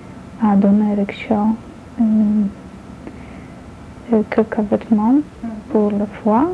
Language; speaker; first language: French; non-native, learner; Polish